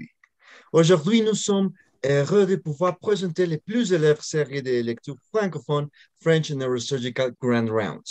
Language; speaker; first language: French; non-native, learner; Spanish